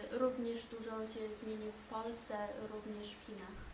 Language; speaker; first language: Polish; non-native, learner; Chinese